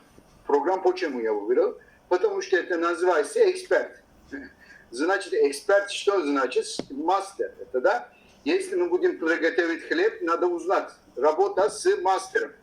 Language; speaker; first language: Russian; non-native, learner; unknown